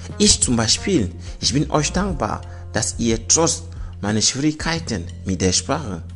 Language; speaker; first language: German; non-native, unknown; French